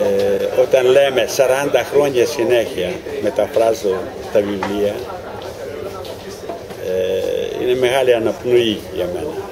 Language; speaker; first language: Greek; non-native, learner; Ukrainian